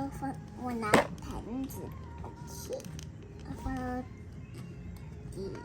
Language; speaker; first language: Chinese; early bilingual, heritage; Chinese